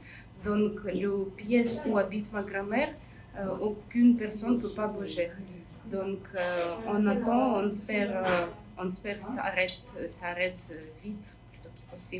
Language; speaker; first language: French; non-native, learner; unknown